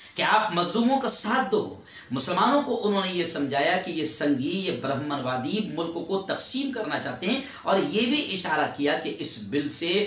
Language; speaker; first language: Urdu; native; Urdu